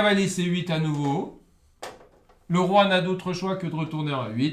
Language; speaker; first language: French; native; French